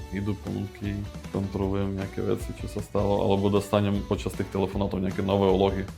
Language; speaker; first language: Slovak; non-native, fluent; Ukrainian